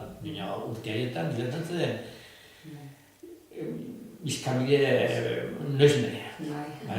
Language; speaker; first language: Basque; native; Basque